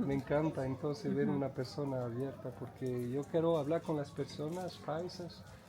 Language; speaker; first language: Spanish; non-native, learner; Portuguese